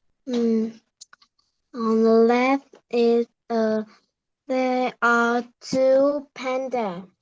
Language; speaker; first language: English; non-native, learner; Vietnamese